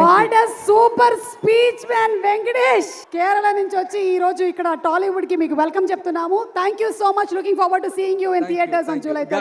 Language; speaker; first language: Telugu; native; Telugu